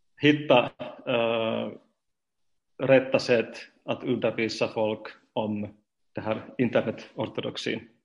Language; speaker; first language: Swedish; non-native, fluent; Finnish